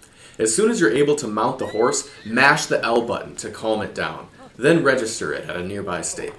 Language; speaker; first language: English; native; English